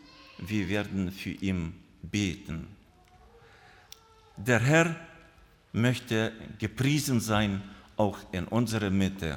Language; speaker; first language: German; non-native, fluent; Russian